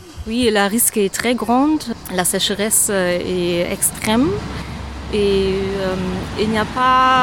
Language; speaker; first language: French; non-native, fluent; German